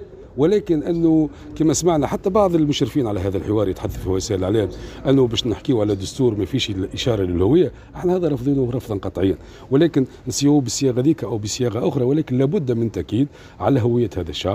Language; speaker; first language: Arabic; native; Arabic